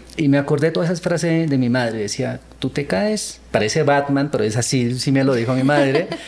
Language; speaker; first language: Spanish; early bilingual, other home language; Korean